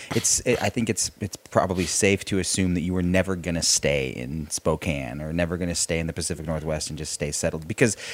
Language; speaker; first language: English; early bilingual, other home language; Spanish